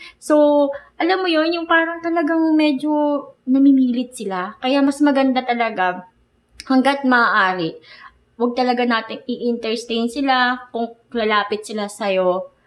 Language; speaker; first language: Filipino; native; Filipino